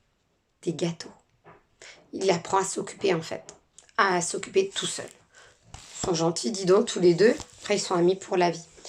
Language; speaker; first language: French; native; French